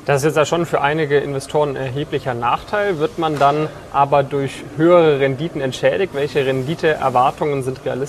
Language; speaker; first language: German; native; German